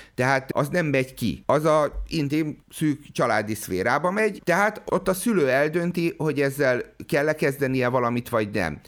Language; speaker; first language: Hungarian; native; Hungarian